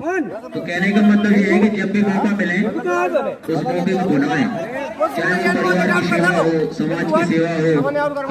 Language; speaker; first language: Hindi; native; Hindi